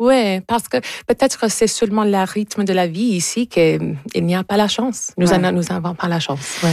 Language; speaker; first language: French; non-native, local second language; English